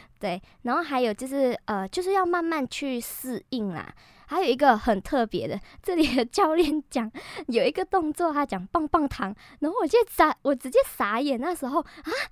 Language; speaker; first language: Chinese; native; Chinese